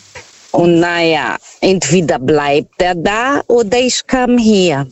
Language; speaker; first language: German; non-native, fluent; Portuguese